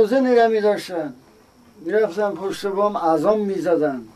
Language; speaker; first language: Persian; non-native, local second language; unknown